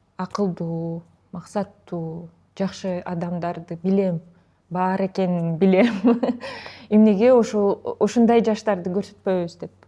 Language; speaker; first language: Kyrgyz; non-native, local second language; Russian